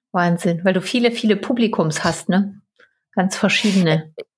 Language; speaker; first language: German; native; German